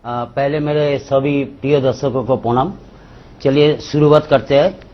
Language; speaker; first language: Hindi; non-native, local second language; Bangla